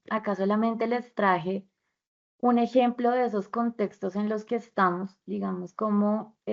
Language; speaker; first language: Spanish; native; Spanish